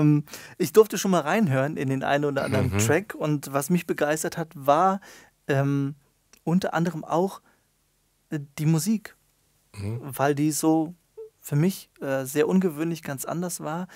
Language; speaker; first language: German; native; German